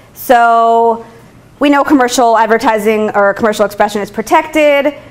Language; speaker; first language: English; native; English